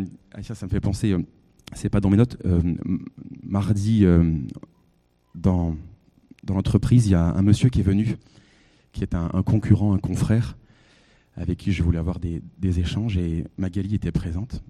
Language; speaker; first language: French; native; French